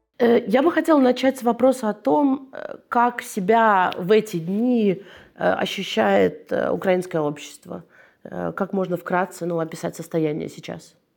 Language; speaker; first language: Russian; native; Russian